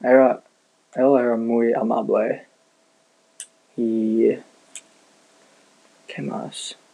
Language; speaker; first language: Spanish; non-native, learner; English